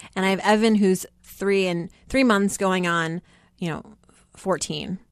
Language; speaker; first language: English; early bilingual, other home language; Persian